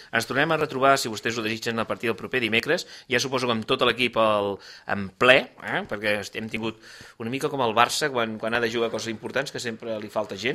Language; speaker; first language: Catalan; native; Catalan